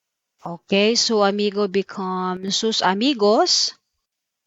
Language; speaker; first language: Spanish; non-native, fluent; Filipino